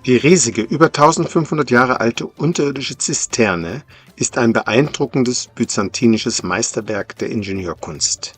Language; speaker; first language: German; native; German